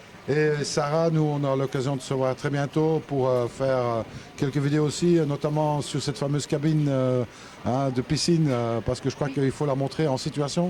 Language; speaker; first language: French; native; French